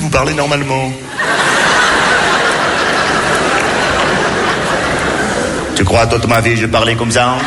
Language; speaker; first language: French; native; French